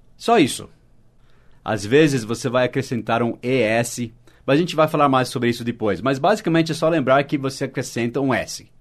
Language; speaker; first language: Portuguese; non-native, fluent; English